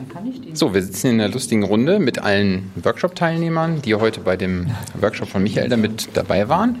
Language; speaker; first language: German; native; German